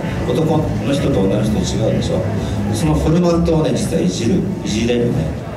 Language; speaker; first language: Japanese; native; Japanese